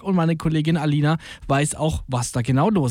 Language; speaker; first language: German; native; German